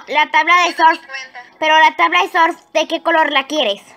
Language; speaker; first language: Spanish; native; Spanish